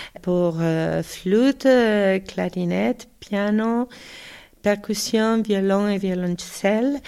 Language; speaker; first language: French; non-native, learner; Spanish